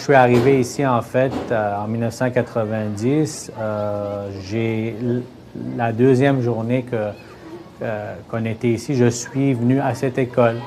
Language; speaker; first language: French; native; French